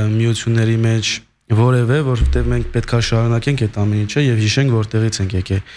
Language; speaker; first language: Armenian; early bilingual, heritage; Armenian